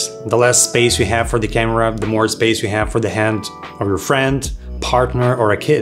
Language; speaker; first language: English; non-native, fluent; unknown